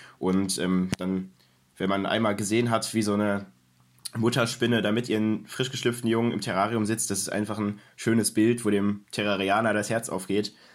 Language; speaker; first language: German; native; German